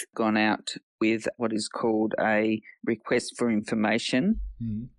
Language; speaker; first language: English; native; English